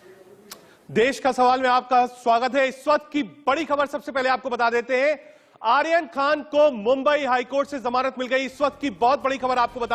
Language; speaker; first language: Hindi; native; Hindi